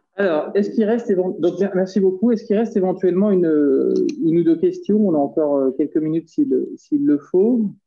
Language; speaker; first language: French; native; French